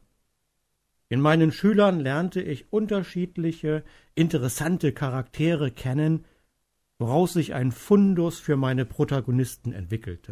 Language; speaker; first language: German; native; German